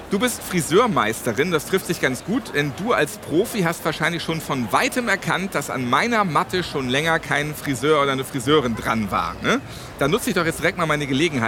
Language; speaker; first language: German; native; German